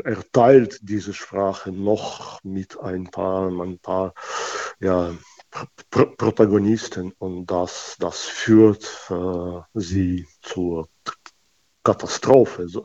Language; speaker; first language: German; non-native, fluent; Russian